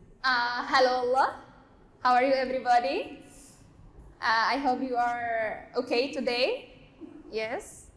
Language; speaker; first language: English; non-native, learner; Arabic